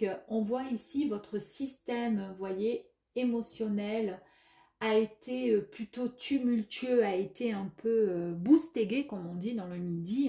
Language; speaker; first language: French; native; French